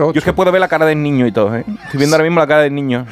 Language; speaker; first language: Spanish; native; Spanish